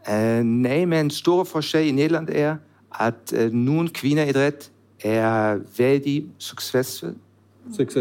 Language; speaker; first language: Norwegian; non-native, learner; German